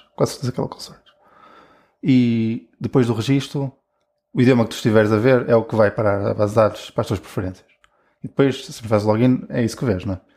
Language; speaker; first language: Portuguese; native; Portuguese